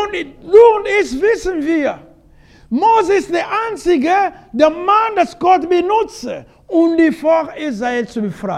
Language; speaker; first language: German; non-native, learner; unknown